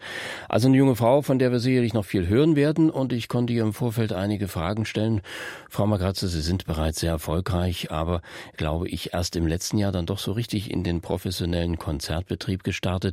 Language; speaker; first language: German; native; German